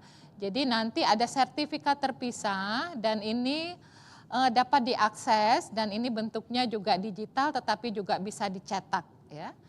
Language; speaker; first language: Indonesian; native; Indonesian